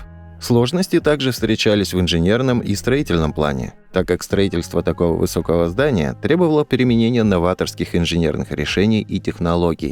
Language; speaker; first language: Russian; native; Russian